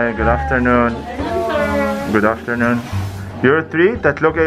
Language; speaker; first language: Filipino; non-native, learner; Arabic